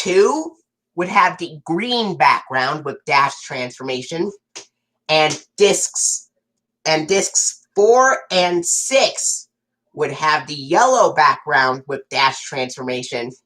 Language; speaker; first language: English; native; English